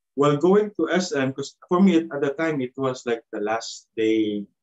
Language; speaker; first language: English; non-native, local second language; Cebuano